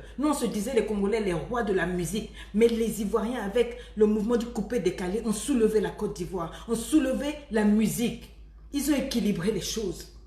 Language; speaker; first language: French; native; French